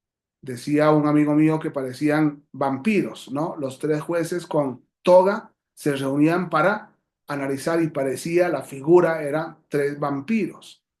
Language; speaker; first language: Spanish; native; Spanish